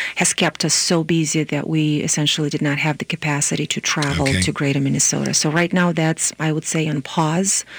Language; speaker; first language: English; non-native, fluent; Romanian